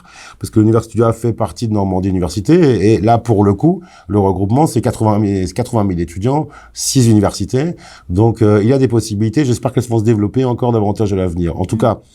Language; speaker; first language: French; native; French